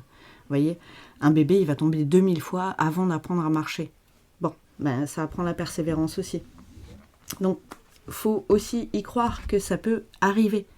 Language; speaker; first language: French; native; French